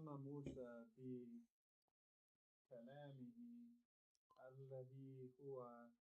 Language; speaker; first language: Arabic; non-native, learner; English